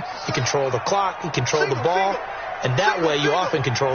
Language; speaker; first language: English; native; English